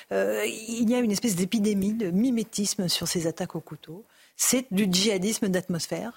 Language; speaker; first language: French; native; French